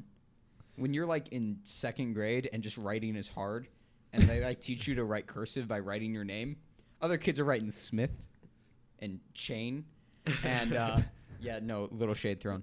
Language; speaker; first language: English; native; English